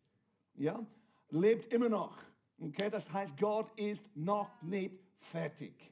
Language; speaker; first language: German; non-native, fluent; English